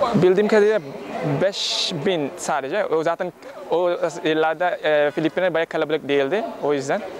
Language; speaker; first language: Turkish; non-native, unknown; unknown